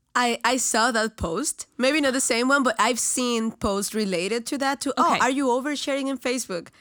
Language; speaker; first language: English; non-native, fluent; Spanish